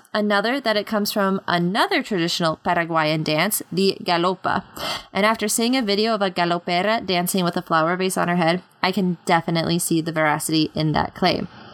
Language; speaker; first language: English; native; English